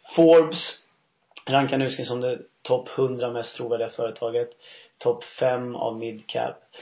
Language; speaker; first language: Swedish; early bilingual, heritage; Swedish